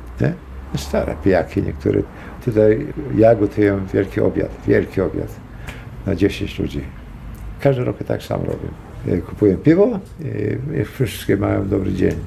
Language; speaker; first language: Polish; early bilingual, heritage; Polish